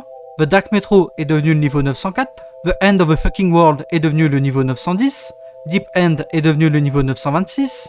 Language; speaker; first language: French; native; French